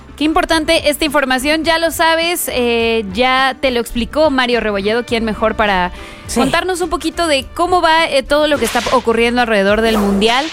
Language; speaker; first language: Spanish; native; Spanish